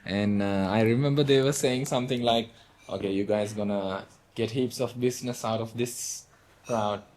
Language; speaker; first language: English; non-native, local second language; Sinhala